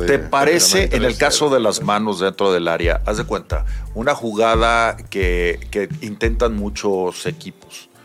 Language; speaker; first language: Spanish; native; Spanish